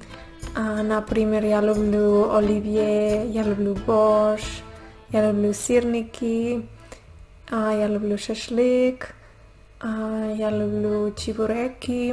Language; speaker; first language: Russian; non-native, learner; Spanish